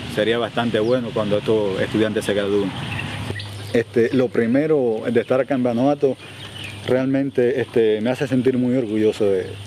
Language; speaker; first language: Spanish; native; Spanish